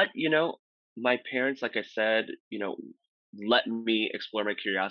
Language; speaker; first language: English; native; English